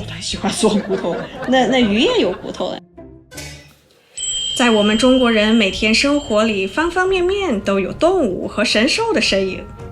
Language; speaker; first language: Chinese; native; Chinese